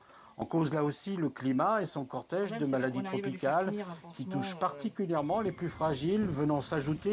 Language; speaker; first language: French; native; French